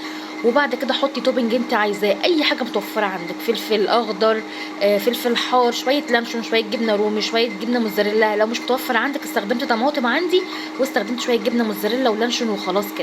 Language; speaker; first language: Arabic; native; Arabic